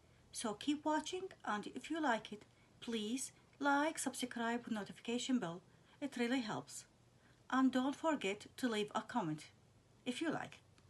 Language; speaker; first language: English; non-native, fluent; Arabic